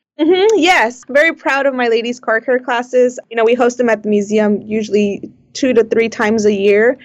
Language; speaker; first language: English; native; English